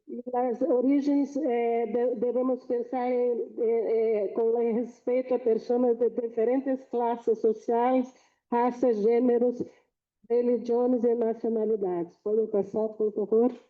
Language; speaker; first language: Portuguese; non-native, fluent; Spanish